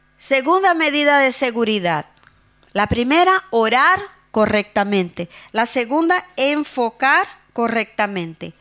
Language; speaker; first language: Spanish; non-native, fluent; Portuguese